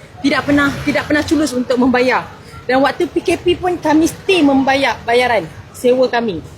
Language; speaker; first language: Malay; native; Malay